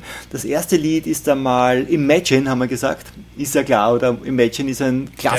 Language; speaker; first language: German; native; German